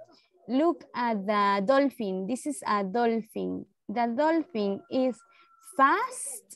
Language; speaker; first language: English; non-native, learner; Spanish